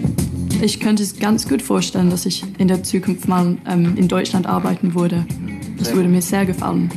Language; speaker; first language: German; non-native, fluent; English